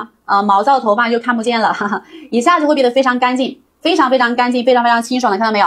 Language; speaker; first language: Chinese; native; Chinese